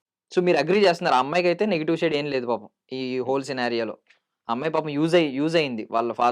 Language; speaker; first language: Telugu; native; Telugu